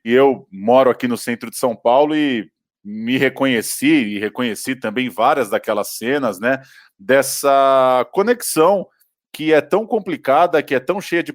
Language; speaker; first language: Portuguese; native; Portuguese